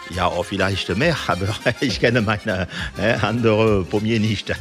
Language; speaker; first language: German; non-native, learner; French